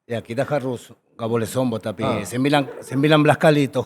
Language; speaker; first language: Indonesian; non-native, fluent; Spanish